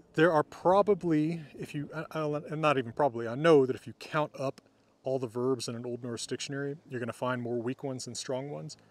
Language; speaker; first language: English; native; English